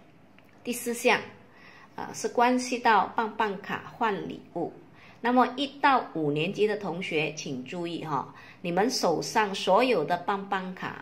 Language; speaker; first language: Chinese; native; Chinese